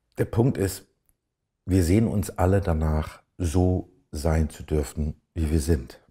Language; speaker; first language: German; native; German